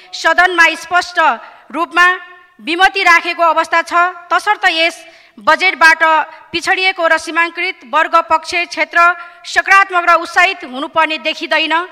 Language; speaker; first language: Nepali; native; Nepali